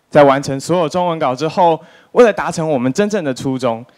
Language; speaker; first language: Chinese; native; Chinese